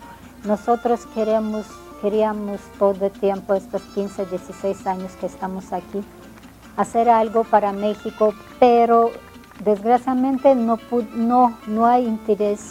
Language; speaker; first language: Spanish; non-native, fluent; Russian